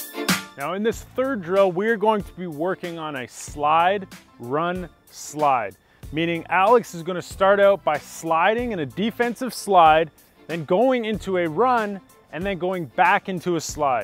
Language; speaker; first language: English; native; English